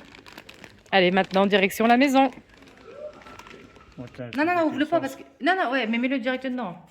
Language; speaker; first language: French; native; French